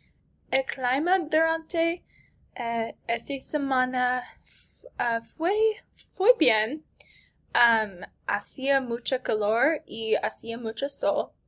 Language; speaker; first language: Spanish; non-native, learner; English